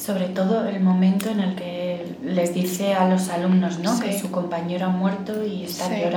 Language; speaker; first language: Spanish; native; Spanish